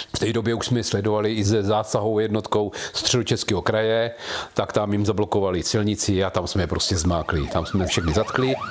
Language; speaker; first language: Czech; native; Czech